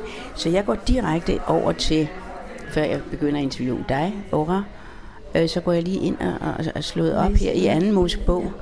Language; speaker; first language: Danish; native; Danish